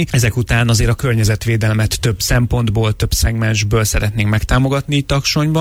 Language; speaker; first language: Hungarian; native; Hungarian